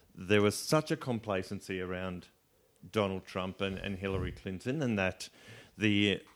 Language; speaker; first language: English; native; English